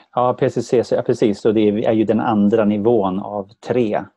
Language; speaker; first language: Swedish; native; Swedish